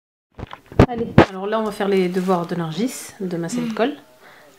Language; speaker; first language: French; native; French